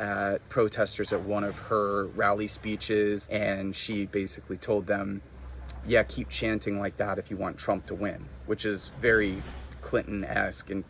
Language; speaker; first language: English; native; English